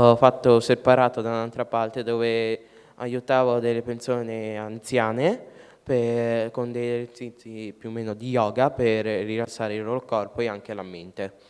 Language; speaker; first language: Italian; early bilingual, other home language; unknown